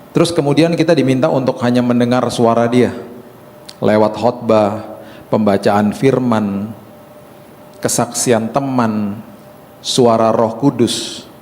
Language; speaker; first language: Indonesian; native; Indonesian